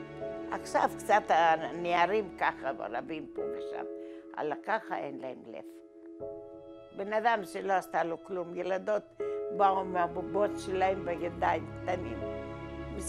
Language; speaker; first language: Hebrew; non-native, learner; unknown